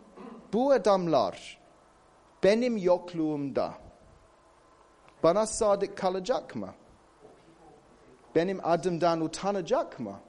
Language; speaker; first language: Turkish; non-native, fluent; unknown